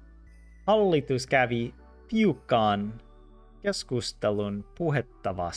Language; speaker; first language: Finnish; non-native, learner; English